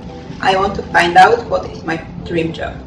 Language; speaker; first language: English; non-native, fluent; Polish